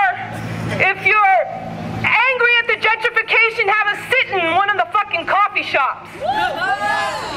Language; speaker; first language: English; native; English